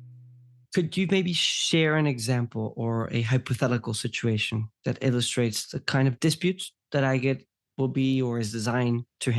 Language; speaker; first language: English; non-native, fluent; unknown